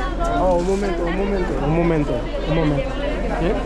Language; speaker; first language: Spanish; non-native, learner; Haitian Creole